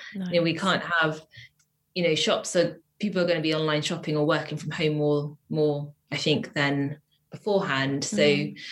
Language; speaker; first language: English; native; English